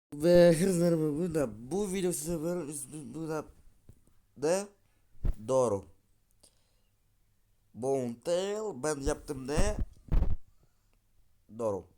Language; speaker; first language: Turkish; non-native, learner; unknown